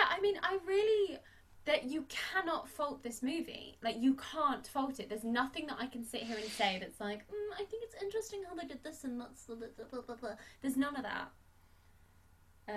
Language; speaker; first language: English; native; English